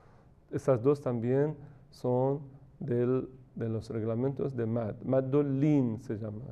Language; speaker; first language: Spanish; non-native, fluent; Persian